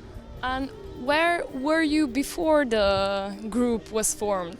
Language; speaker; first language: English; non-native, fluent; Slovenian